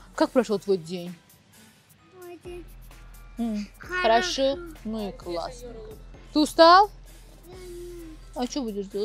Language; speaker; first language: Russian; non-native, local second language; Azerbaijani